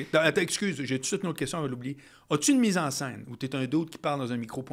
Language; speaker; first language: French; native; French